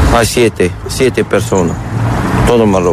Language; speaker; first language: Spanish; non-native, learner; Arabic